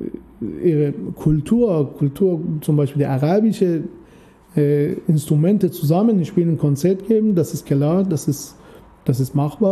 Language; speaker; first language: German; non-native, fluent; Persian